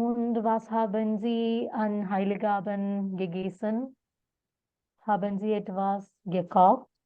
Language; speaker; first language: German; non-native, fluent; Malayalam